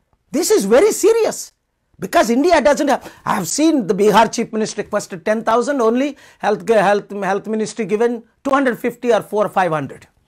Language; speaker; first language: English; non-native, local second language; Telugu